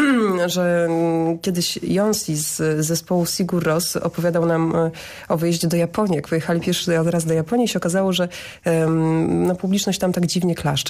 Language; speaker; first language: Polish; native; Polish